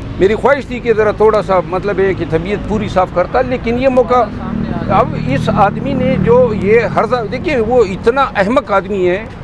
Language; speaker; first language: Urdu; non-native, local second language; Pashto